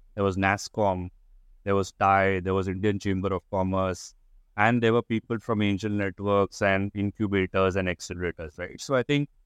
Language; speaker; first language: English; non-native, local second language; Hindi